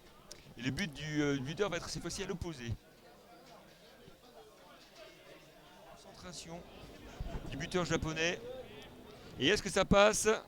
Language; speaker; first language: French; native; French